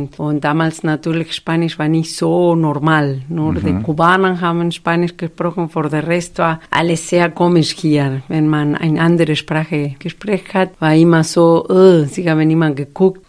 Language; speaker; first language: German; non-native, fluent; Spanish